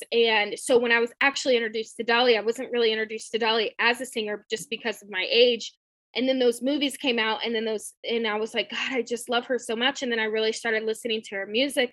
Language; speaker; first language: English; native; English